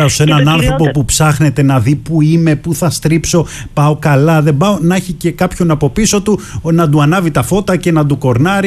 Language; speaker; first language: Greek; native; Greek